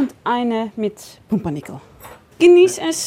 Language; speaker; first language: German; non-native, learner; Dutch